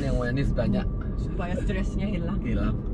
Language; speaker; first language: Indonesian; non-native, learner; Korean